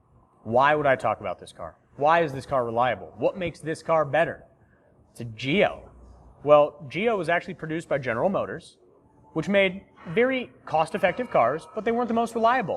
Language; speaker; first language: English; native; English